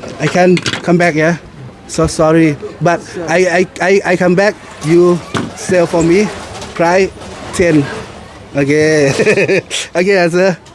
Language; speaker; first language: English; non-native, learner; Thai